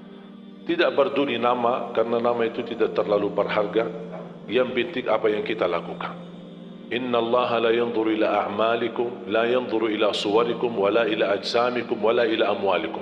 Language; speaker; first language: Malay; non-native, fluent; Arabic